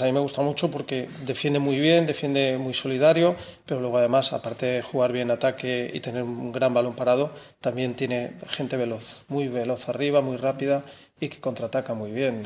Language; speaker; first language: Spanish; native; Spanish